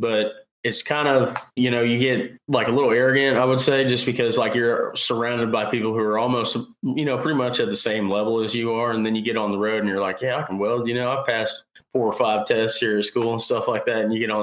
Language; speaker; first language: English; native; English